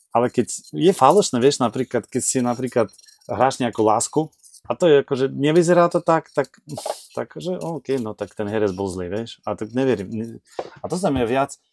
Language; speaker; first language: Slovak; non-native, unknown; Ukrainian